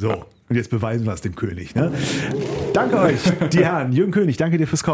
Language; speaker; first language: German; native; German